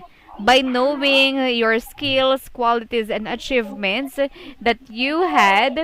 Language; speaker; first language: English; non-native, fluent; Filipino